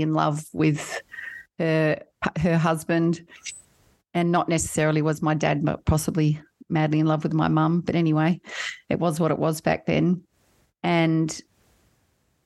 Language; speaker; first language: English; native; English